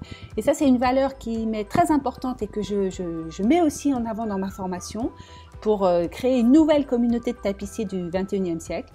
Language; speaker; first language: French; native; French